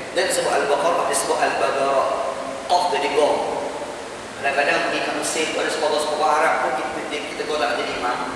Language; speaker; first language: Malay; native; Malay